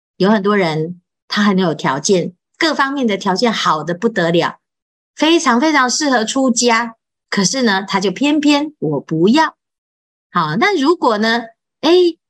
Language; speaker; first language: Chinese; native; Chinese